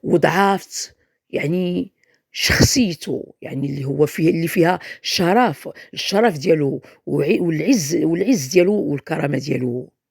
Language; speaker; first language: Arabic; native; Arabic